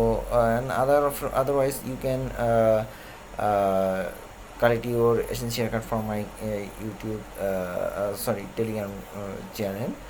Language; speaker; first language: English; non-native, learner; Bangla